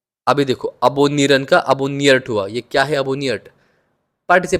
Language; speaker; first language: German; non-native, learner; Hindi